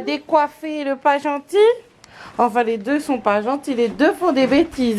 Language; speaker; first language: French; native; French